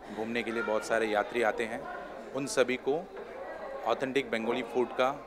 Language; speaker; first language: Hindi; native; Hindi